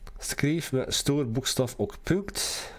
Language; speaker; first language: Swedish; non-native, learner; English